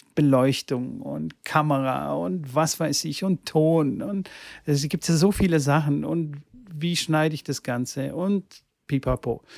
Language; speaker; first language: German; early bilingual, other home language; Bulgarian